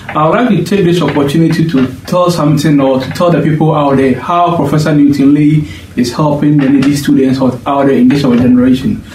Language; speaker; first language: English; non-native, local second language; Akan